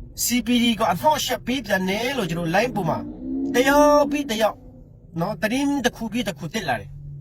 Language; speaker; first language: Burmese; non-native, local second language; Hakha Chin